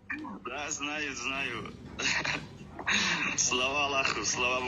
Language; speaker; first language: Russian; non-native, local second language; Tajik